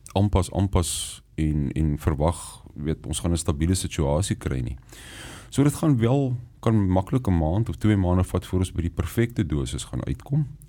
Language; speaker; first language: Afrikaans; native; Afrikaans